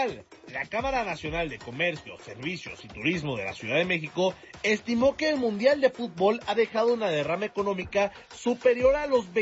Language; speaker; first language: Spanish; native; Spanish